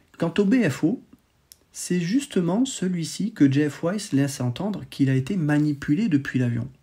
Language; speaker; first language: French; native; French